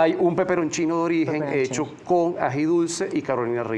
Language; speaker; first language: Spanish; native; Spanish